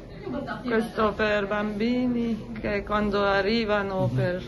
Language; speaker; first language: Italian; non-native, learner; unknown